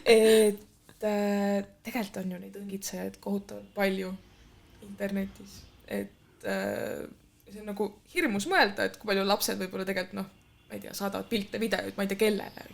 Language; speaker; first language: Estonian; native; Estonian